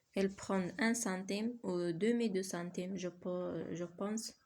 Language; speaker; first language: French; non-native, learner; Arabic